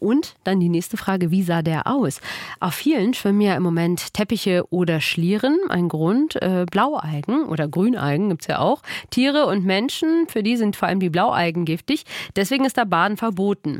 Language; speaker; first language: German; native; German